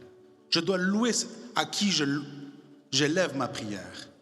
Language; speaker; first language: French; non-native, fluent; Spanish